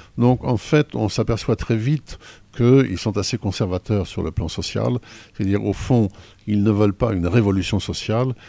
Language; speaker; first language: French; native; French